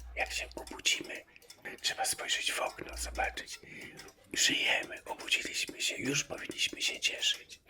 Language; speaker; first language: Polish; native; Polish